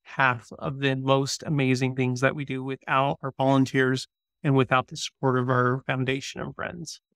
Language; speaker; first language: English; native; English